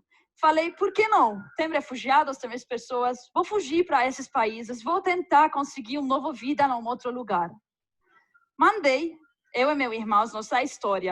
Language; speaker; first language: Portuguese; non-native, fluent; Arabic